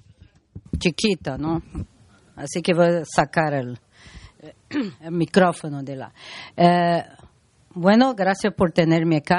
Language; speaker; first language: Spanish; non-native, learner; Portuguese